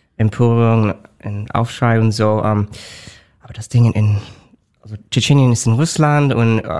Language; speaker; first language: German; non-native, learner; English